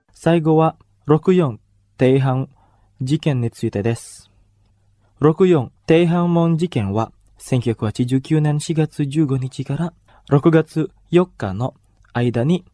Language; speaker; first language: Japanese; non-native, fluent; Indonesian